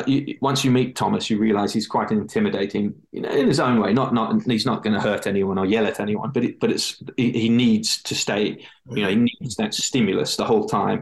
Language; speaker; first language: English; native; English